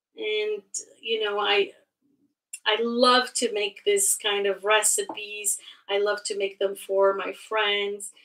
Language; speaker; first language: English; non-native, fluent; Portuguese